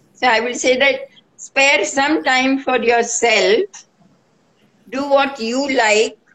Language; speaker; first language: English; non-native, local second language; Marathi